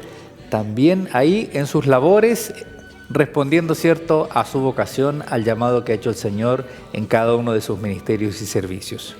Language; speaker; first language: Spanish; native; Spanish